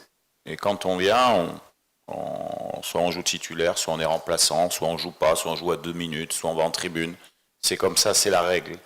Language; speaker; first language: French; native; French